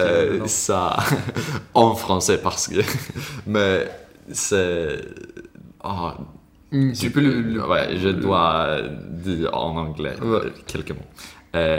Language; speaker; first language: French; non-native, learner; Swedish